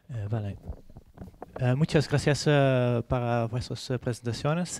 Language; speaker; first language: Spanish; non-native, fluent; Dutch